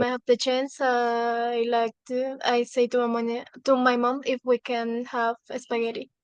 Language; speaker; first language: English; non-native, fluent; Spanish